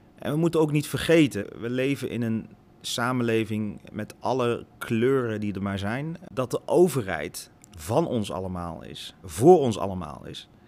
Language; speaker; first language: Dutch; early bilingual, other home language; Lingala